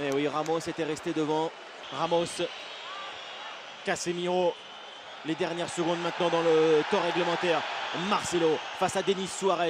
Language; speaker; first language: French; native; French